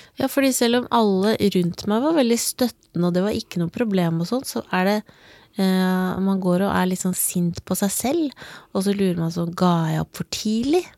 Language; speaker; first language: Norwegian; native; Norwegian